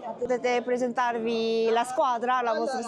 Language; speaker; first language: Italian; non-native, learner; Korean